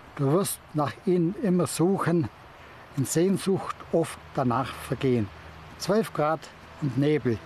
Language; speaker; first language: German; native; German